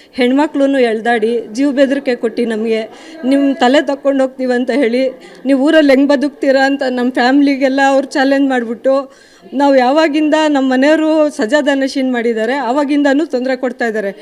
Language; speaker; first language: Kannada; non-native, local second language; Urdu